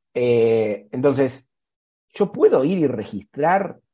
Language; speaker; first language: Spanish; native; Spanish